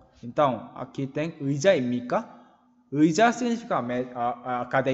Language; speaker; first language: Portuguese; non-native, learner; Korean